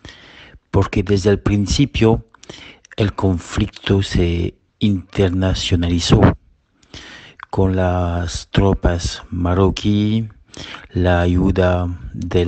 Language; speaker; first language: Spanish; early bilingual, heritage; Spanish